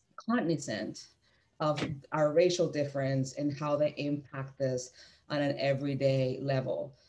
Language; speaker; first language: English; non-native, fluent; Spanish